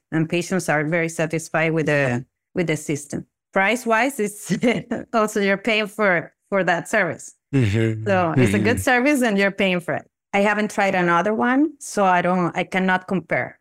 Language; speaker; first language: English; non-native, fluent; Spanish